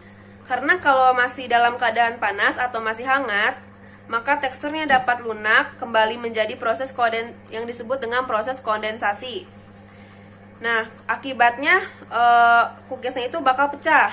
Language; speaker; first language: Indonesian; native; Indonesian